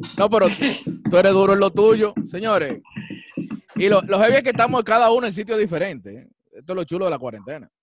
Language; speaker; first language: Spanish; native; Spanish